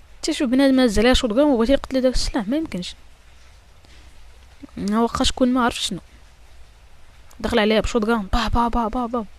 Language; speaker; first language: Arabic; native; Arabic